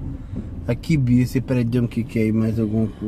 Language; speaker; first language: Portuguese; native; Portuguese